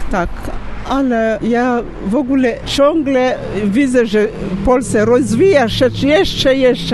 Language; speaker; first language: Polish; non-native, learner; French